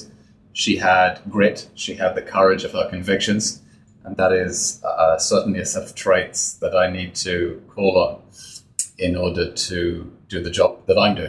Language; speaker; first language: English; native; English